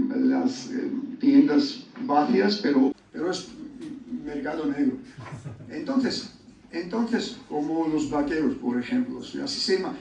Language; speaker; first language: Spanish; non-native, learner; Georgian